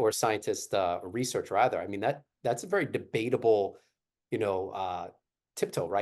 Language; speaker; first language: English; native; English